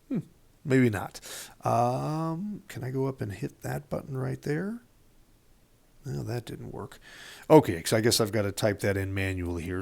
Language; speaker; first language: English; native; English